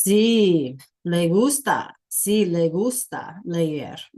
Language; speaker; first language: Spanish; non-native, fluent; English